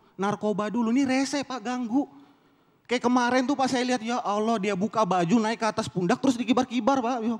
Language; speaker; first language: Indonesian; native; Indonesian